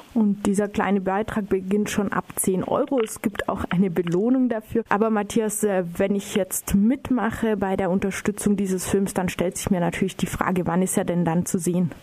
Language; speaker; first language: German; native; German